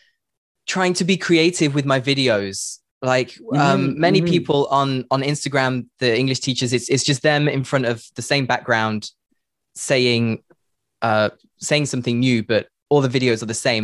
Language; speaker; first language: English; native; English